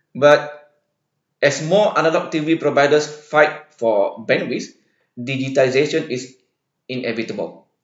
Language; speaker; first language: English; non-native, local second language; Malay